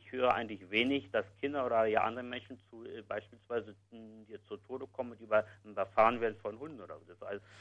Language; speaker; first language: German; native; German